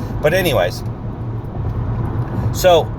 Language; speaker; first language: English; native; English